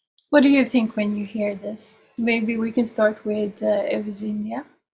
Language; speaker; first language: English; non-native, fluent; Swedish